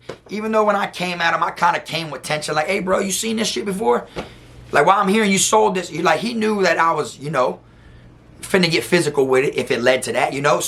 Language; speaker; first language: English; native; English